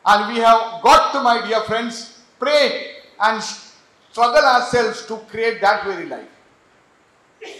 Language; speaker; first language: English; non-native, local second language; Marathi